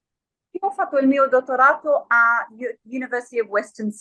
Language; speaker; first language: Italian; early bilingual, heritage; Friulian